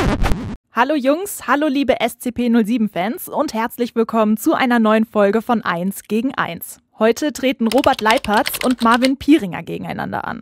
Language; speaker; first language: German; native; German